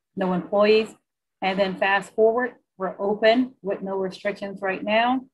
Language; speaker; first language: English; native; English